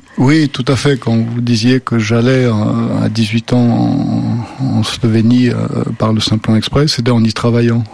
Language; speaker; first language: French; early bilingual, other home language; Slovenian